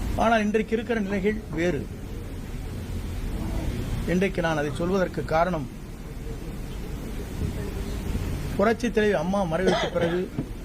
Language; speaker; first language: Tamil; native; Tamil